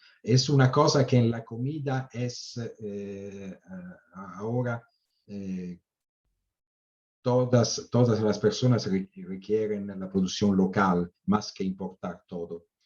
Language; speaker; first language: Spanish; non-native, fluent; Italian